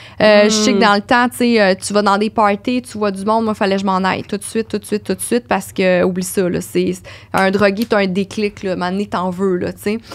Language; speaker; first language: French; native; French